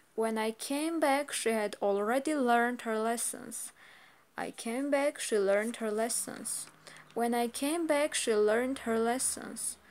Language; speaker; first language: English; non-native, fluent; Armenian